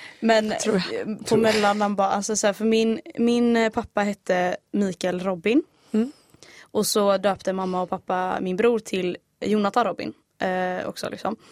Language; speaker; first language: Swedish; native; Swedish